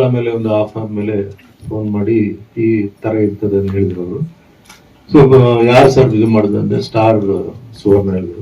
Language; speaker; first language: Kannada; non-native, fluent; Tulu